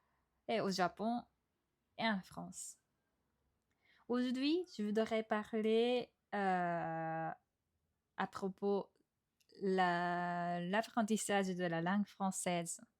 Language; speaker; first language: French; non-native, fluent; Japanese